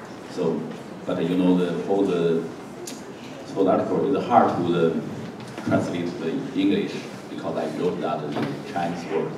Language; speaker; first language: English; non-native, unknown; Chinese